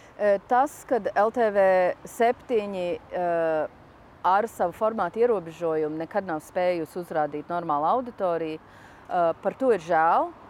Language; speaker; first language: Latvian; early bilingual, heritage; Latvian